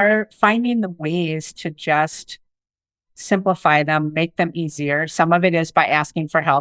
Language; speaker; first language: English; native; English